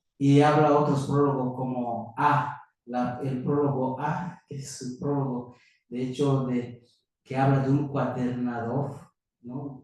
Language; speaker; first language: Spanish; non-native, fluent; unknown